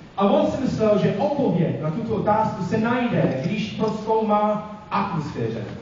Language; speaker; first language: Czech; non-native, fluent; English